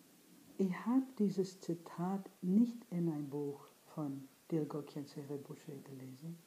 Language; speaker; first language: German; non-native, fluent; English